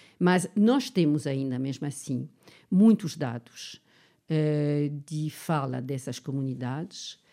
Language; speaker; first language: Portuguese; non-native, fluent; French